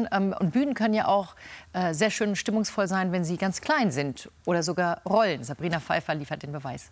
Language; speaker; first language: German; native; German